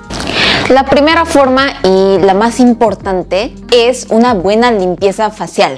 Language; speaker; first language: Spanish; non-native, fluent; Korean